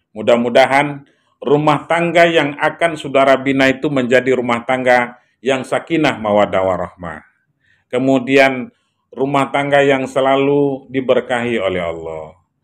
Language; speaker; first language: Indonesian; non-native, local second language; Minangkabau